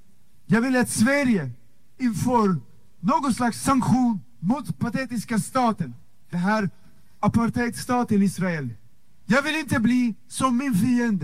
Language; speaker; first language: Swedish; non-native, fluent; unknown